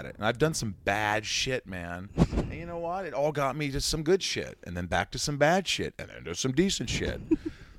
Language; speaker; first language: English; native; English